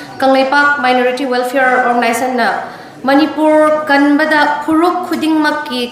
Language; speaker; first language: Manipuri; non-native, local second language; Tangkhul Naga (India)